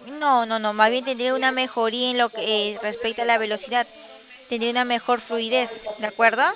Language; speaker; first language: Spanish; native; Spanish